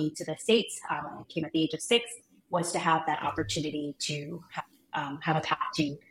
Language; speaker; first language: English; early bilingual, other home language; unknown